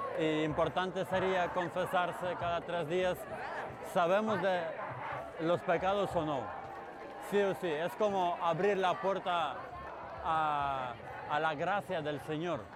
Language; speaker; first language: Spanish; non-native, fluent; Ukrainian